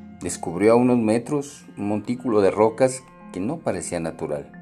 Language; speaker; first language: Spanish; native; Spanish